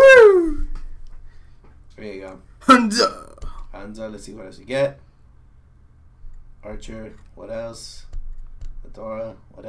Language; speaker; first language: English; native; English